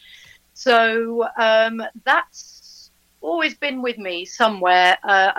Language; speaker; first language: English; native; English